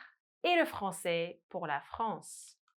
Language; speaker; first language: French; non-native, fluent; English